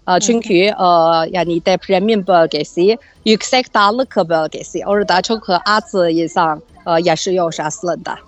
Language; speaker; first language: Turkish; non-native, fluent; Chinese